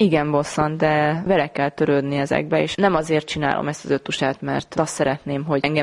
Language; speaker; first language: Hungarian; native; Hungarian